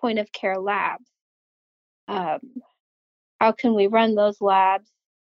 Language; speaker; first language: English; native; English